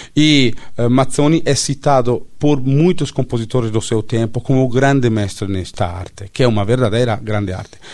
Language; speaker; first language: Portuguese; non-native, fluent; Italian